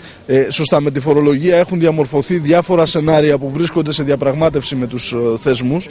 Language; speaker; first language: Greek; native; Greek